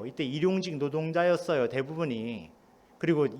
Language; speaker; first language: Korean; native; Korean